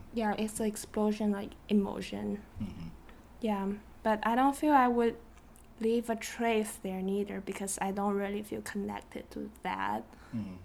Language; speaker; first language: English; non-native, fluent; Chinese